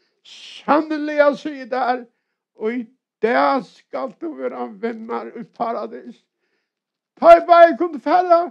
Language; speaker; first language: Swedish; non-native, learner; Faroese